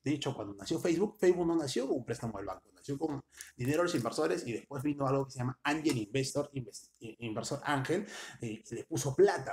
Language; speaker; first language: Spanish; native; Spanish